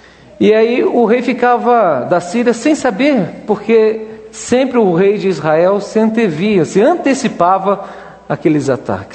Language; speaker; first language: Portuguese; native; Portuguese